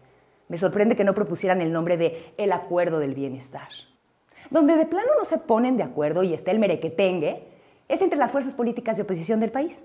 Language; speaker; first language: Spanish; native; Spanish